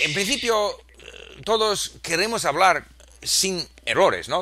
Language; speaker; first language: Spanish; non-native, fluent; English